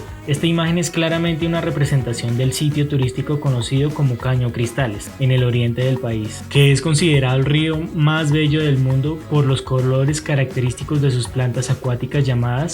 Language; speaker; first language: Spanish; native; Spanish